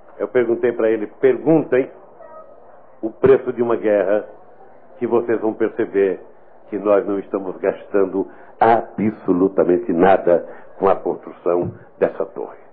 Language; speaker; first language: Portuguese; native; Portuguese